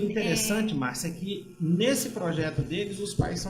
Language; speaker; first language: Portuguese; native; Portuguese